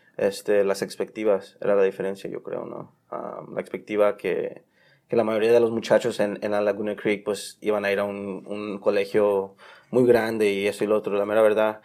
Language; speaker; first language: Spanish; early bilingual, heritage; Spanish